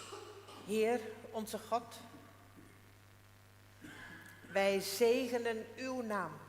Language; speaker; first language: Dutch; non-native, local second language; Western Frisian